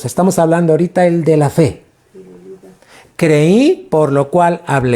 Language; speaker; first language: Spanish; native; Spanish